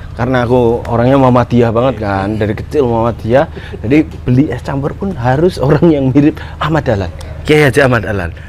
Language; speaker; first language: Indonesian; native; Indonesian